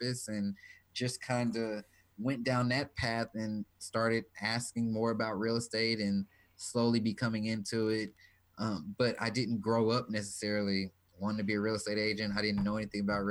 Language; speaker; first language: English; native; English